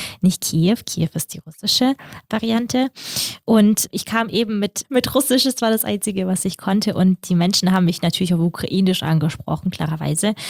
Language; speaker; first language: German; early bilingual, other home language; Russian